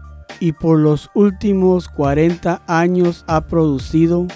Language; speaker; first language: Spanish; early bilingual, heritage; Spanish